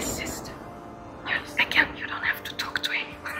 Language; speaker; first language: English; non-native, fluent; German